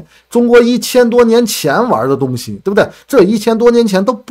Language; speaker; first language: Chinese; native; Chinese